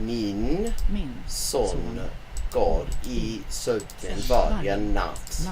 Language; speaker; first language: Swedish; non-native, learner; English